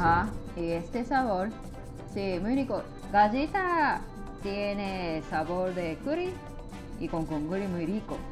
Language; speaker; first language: Spanish; non-native, learner; Japanese